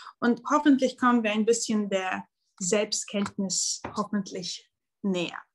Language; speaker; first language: German; non-native, fluent; Russian